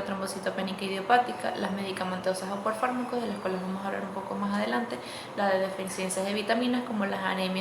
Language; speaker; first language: Spanish; native; Spanish